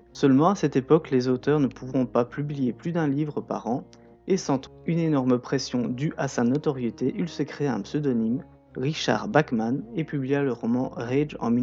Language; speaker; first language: French; native; French